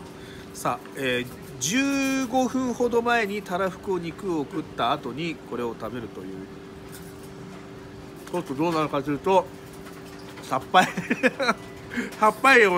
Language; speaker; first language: Japanese; native; Japanese